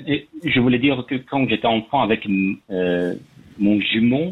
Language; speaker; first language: French; non-native, fluent; Persian